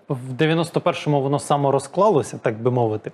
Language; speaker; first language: Ukrainian; native; Ukrainian